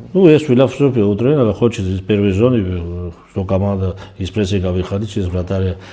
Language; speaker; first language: Russian; non-native, fluent; Georgian